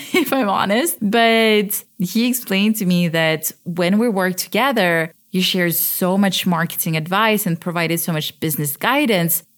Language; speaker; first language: English; early bilingual, other home language; Russian